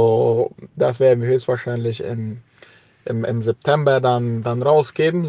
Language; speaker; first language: German; early bilingual, heritage; German